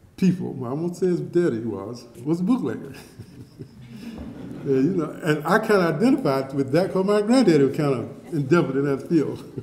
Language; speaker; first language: English; native; English